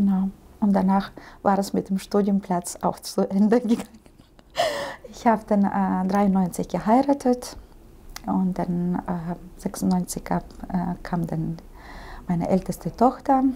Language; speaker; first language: German; early bilingual, heritage; Russian